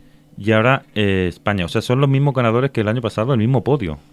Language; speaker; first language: Spanish; native; Spanish